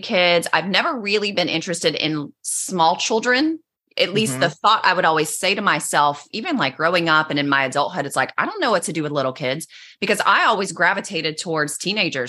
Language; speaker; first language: English; native; English